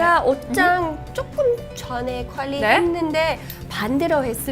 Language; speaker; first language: Korean; non-native, fluent; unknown